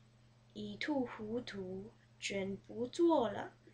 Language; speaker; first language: Chinese; early bilingual, heritage; Chinese